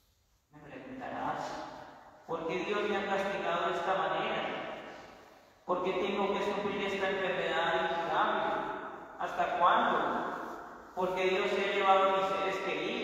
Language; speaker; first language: Spanish; native; Spanish